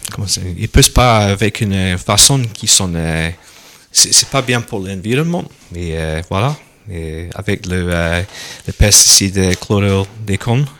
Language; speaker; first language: French; non-native, learner; English